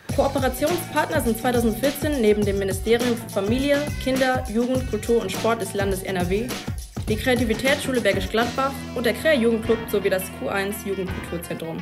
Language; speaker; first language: German; native; German